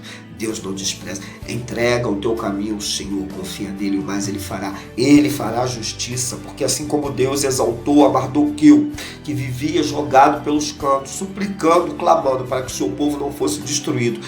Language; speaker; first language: Portuguese; native; Portuguese